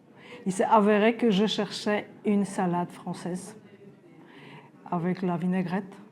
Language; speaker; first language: French; non-native, fluent; Polish